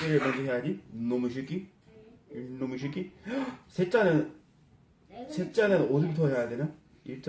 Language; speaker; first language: Korean; non-native, fluent; English